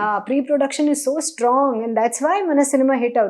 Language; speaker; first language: Telugu; non-native, learner; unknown